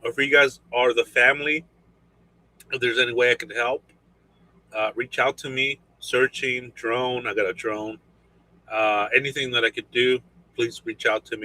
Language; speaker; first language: English; native; English